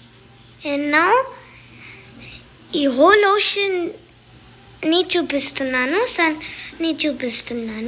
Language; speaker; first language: Telugu; early bilingual, heritage; Telugu